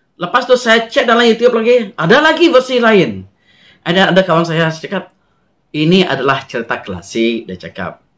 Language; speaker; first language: Malay; non-native, local second language; Iban